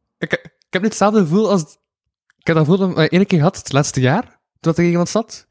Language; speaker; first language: Dutch; native; Dutch